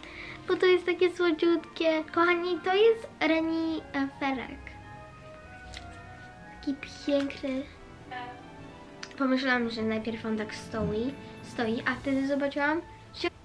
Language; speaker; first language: Polish; early bilingual, heritage; Polish